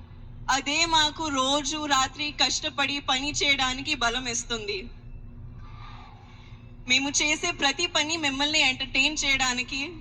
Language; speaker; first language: Telugu; non-native, local second language; Hindi